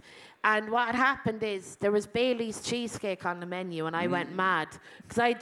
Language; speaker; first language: English; native; English